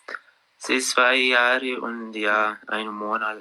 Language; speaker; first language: German; non-native, learner; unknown